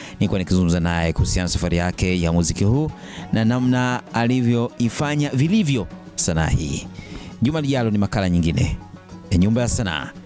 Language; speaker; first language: Swahili; native; Swahili